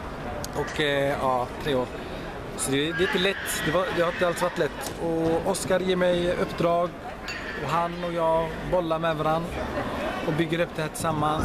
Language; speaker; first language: Swedish; early bilingual, other home language; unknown